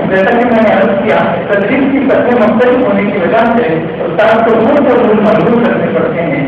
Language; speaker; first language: Urdu; native; Urdu